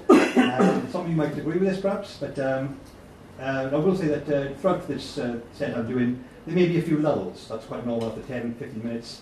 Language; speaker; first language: English; native; English